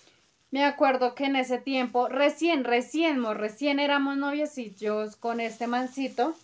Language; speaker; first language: Spanish; native; Spanish